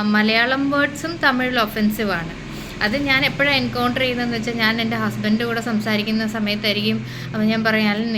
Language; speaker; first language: Malayalam; early bilingual, heritage; Malayalam